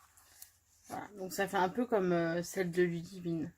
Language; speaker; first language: French; native; French